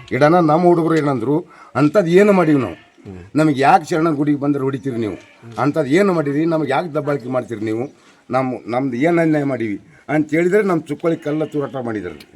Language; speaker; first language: Kannada; non-native, local second language; Lambadi